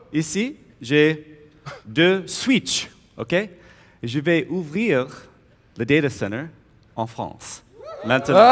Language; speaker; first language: French; non-native, learner; English